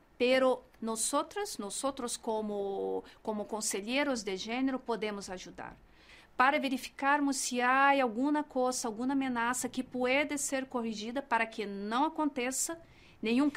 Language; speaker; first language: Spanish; non-native, learner; Portuguese